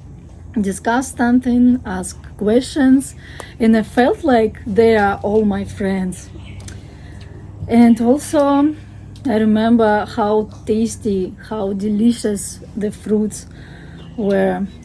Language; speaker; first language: English; non-native, fluent; Russian